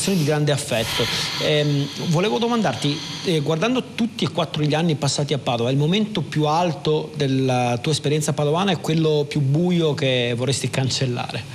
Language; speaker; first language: Italian; native; Italian